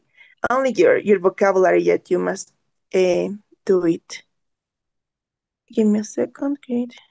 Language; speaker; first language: English; non-native, learner; Spanish